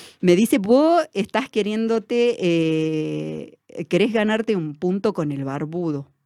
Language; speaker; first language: Spanish; native; Spanish